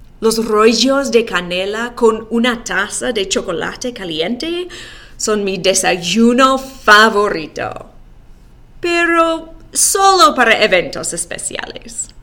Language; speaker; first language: Spanish; non-native, fluent; English